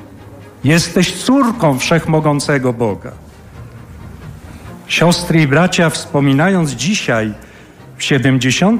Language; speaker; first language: Polish; native; Polish